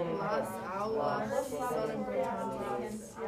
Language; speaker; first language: Spanish; non-native, learner; English